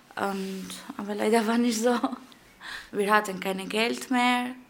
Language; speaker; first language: German; non-native, learner; Albanian